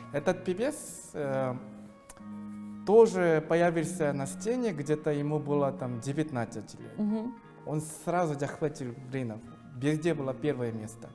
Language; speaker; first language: Russian; non-native, fluent; Korean